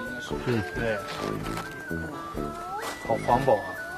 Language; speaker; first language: Chinese; non-native, fluent; Japanese